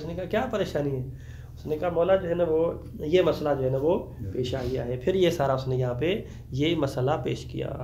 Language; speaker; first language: Urdu; non-native, local second language; Sindhi